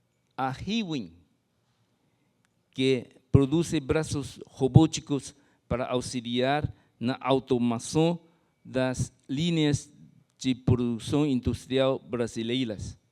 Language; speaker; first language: Portuguese; non-native, fluent; Chinese